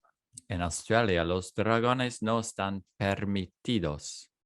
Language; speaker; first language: Spanish; non-native, learner; English